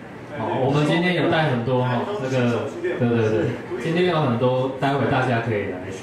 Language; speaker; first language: Chinese; native; Chinese